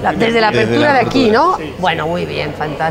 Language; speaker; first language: Spanish; native; Spanish